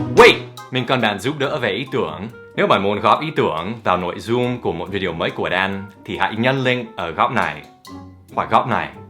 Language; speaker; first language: Vietnamese; non-native, fluent; English